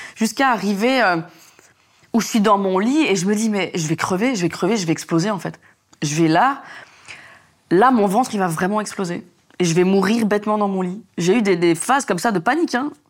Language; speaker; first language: French; native; French